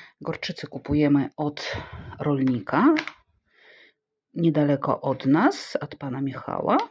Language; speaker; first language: Polish; non-native, fluent; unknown